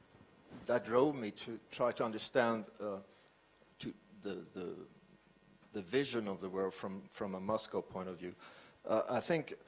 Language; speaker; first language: English; non-native, fluent; French